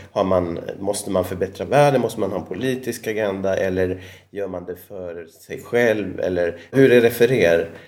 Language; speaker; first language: Swedish; native; Swedish